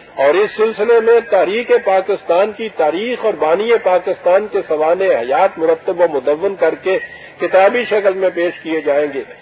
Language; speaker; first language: Urdu; native; Urdu